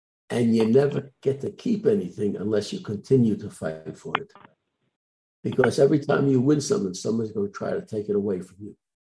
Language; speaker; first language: English; native; English